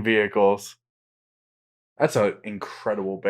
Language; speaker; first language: English; native; English